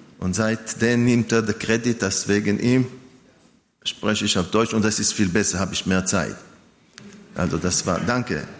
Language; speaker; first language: German; non-native, fluent; Hebrew